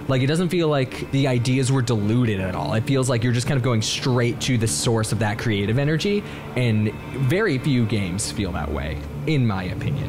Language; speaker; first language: English; native; English